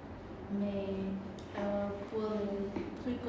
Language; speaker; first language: French; non-native, learner; Khmer